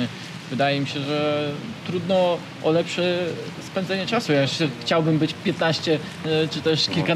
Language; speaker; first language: Polish; native; Polish